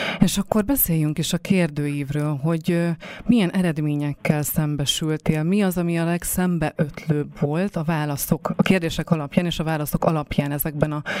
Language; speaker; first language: Hungarian; native; Hungarian